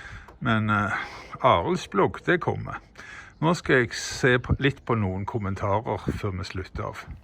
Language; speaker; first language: Norwegian; native; Norwegian